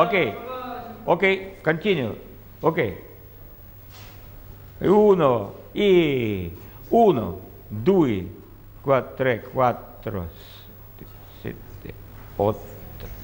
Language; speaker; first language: Italian; non-native, learner; Russian